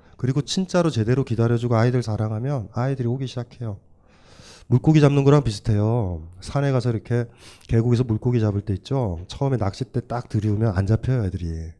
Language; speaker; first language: Korean; native; Korean